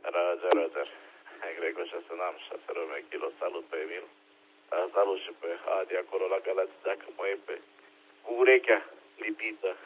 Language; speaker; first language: Romanian; native; Romanian